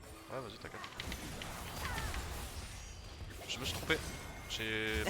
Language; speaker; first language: French; native; French